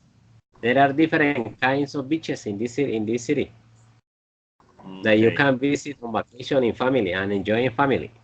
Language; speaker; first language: English; non-native, learner; Spanish